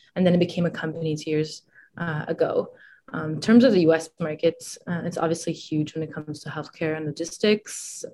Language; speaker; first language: English; non-native, fluent; Italian